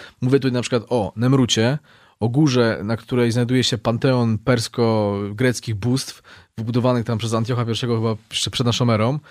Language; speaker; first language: Polish; native; Polish